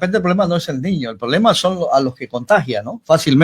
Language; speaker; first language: Spanish; native; Spanish